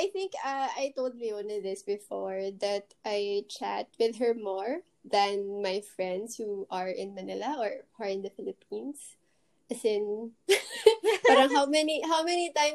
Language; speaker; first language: English; non-native, local second language; Filipino